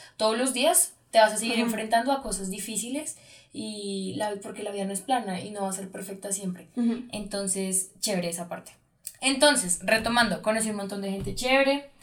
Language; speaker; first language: Spanish; native; Spanish